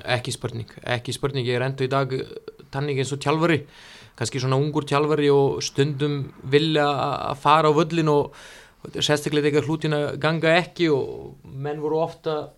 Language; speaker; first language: Icelandic; non-native, fluent; Serbian